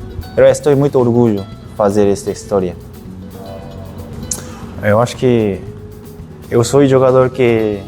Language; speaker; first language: Portuguese; non-native, learner; Japanese